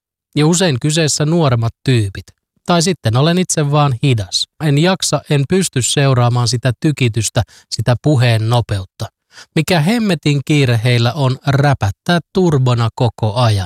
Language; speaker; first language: Finnish; native; Finnish